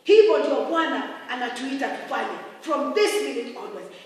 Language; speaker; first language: English; non-native, local second language; Swahili